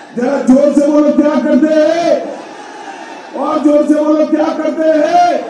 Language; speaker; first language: Hindi; non-native, local second language; Gujarati